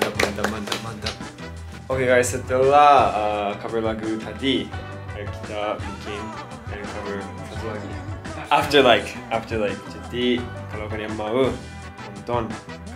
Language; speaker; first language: Indonesian; non-native, learner; Japanese